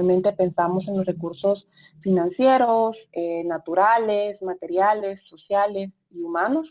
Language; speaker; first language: Spanish; native; Spanish